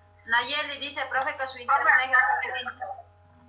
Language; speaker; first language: Spanish; native; Spanish